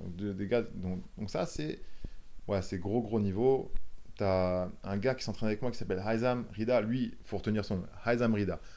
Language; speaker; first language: French; native; French